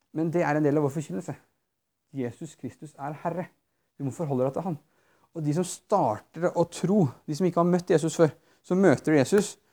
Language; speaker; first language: Norwegian; native; Norwegian